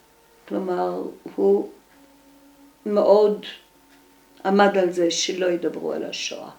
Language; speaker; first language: Hebrew; early bilingual, other home language; Dutch